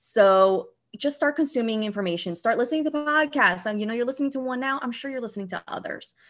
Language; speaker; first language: English; early bilingual, other home language; Portuguese